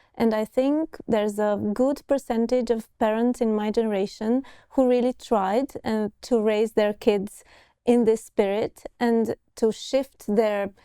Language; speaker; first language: English; non-native, fluent; Romanian